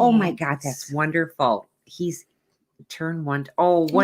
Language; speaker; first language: English; native; English